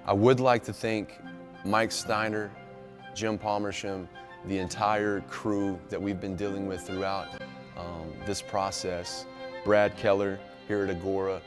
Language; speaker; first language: English; native; English